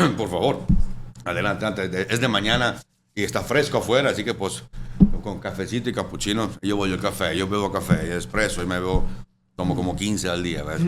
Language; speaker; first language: Spanish; non-native, fluent; Italian